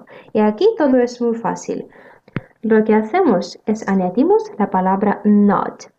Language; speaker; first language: Spanish; non-native, fluent; Russian